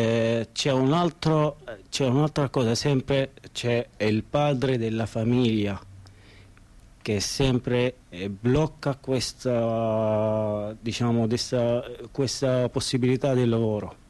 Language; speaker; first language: Italian; non-native, learner; Arabic